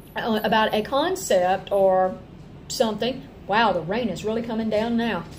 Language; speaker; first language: English; native; English